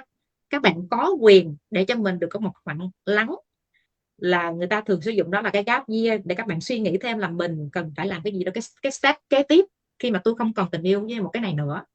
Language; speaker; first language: Vietnamese; native; Vietnamese